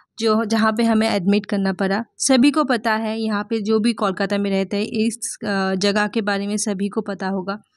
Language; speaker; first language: Hindi; non-native, local second language; Bangla